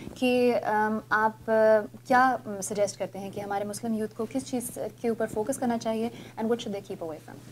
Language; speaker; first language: Urdu; native; Urdu